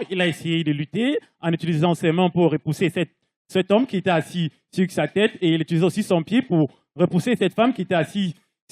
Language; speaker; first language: French; non-native, local second language; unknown